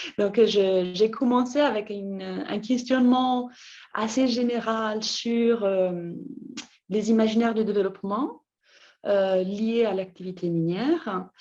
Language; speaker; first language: French; non-native, fluent; Italian